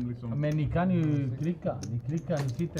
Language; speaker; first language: Swedish; native; Swedish